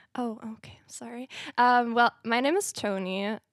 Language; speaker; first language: English; non-native, fluent; German